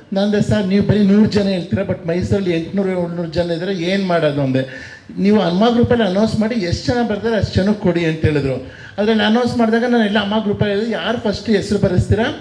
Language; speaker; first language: Kannada; native; Kannada